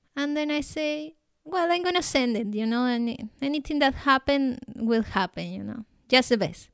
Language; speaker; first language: English; non-native, fluent; Spanish